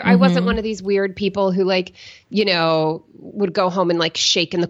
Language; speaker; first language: English; native; English